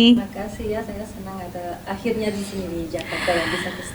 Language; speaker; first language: Indonesian; non-native, fluent; Spanish